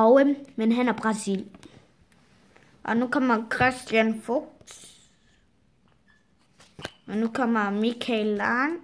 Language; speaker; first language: Danish; early bilingual, other home language; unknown